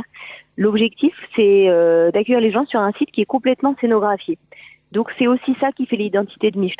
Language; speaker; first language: French; native; French